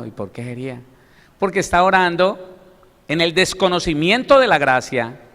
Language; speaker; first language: Spanish; native; Spanish